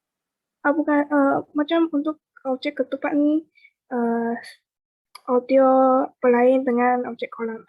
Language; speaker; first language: Malay; native; Malay